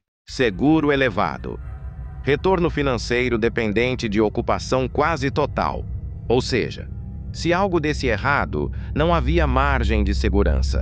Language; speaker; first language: Portuguese; native; Portuguese